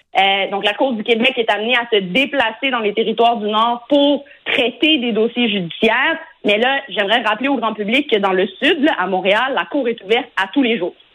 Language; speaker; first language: French; early bilingual, other home language; Arabic